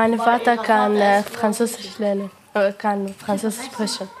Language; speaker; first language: German; non-native, learner; Arabic